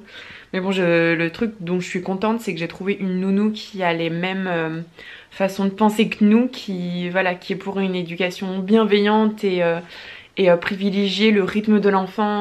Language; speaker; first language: French; native; French